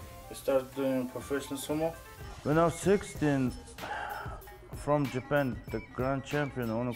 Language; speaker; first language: English; non-native, learner; Mongolian